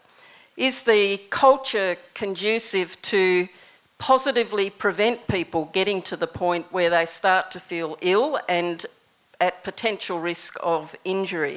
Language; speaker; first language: English; native; English